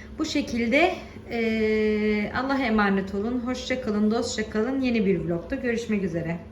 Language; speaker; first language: Turkish; early bilingual, heritage; Turkish